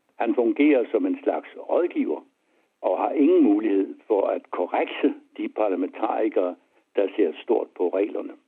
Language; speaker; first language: Danish; native; Danish